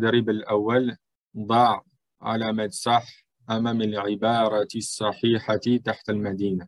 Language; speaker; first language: Arabic; non-native, fluent; French